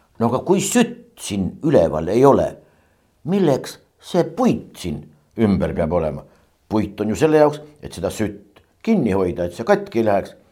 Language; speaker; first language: Estonian; native; Estonian